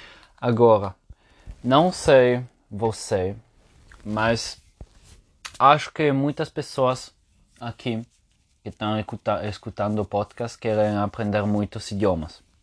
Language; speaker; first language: Portuguese; non-native, fluent; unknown